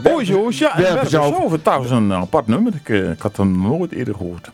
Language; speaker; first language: Dutch; native; Dutch